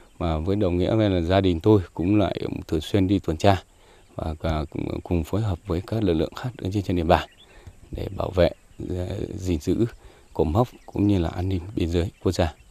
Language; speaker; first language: Vietnamese; non-native, local second language; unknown